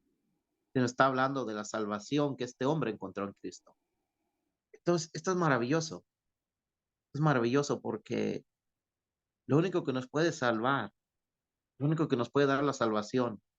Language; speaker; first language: Spanish; native; Spanish